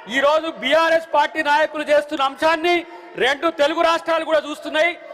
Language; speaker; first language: Telugu; native; Telugu